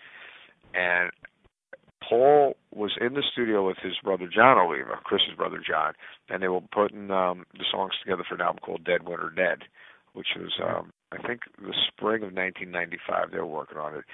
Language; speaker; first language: English; native; English